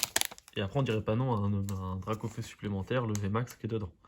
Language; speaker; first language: French; native; French